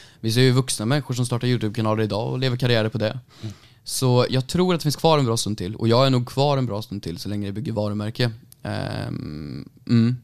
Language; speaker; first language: Swedish; native; Swedish